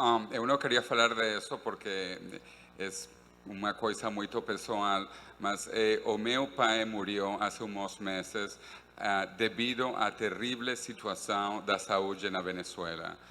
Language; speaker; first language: Portuguese; non-native, fluent; Spanish